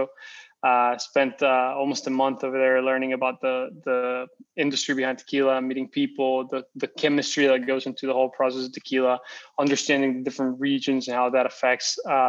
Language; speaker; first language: English; non-native, fluent; Spanish